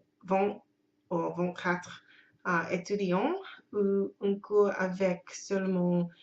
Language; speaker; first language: French; non-native, learner; English